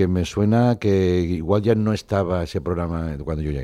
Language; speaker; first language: Spanish; non-native, local second language; Catalan